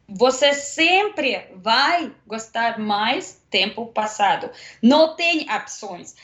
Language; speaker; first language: Portuguese; non-native, learner; Russian